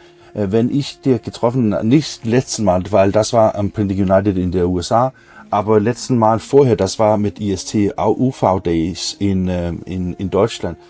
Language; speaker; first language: German; non-native, learner; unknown